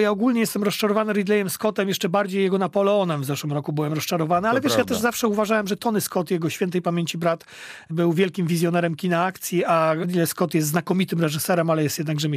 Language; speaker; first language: Polish; native; Polish